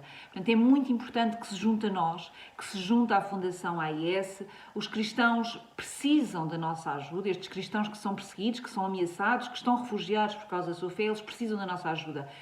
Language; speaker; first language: Portuguese; native; Portuguese